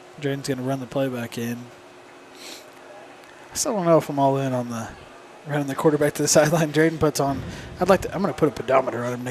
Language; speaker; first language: English; native; English